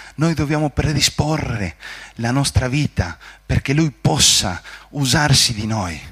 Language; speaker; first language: Italian; non-native, fluent; Spanish